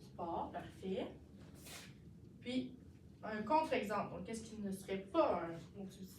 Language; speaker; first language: French; native; French